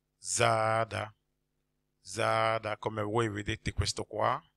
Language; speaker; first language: Italian; non-native, fluent; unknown